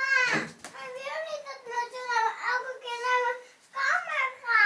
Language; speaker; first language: Dutch; early bilingual, other home language; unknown